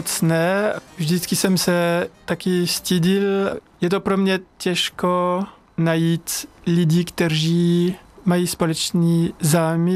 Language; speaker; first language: Czech; non-native, learner; French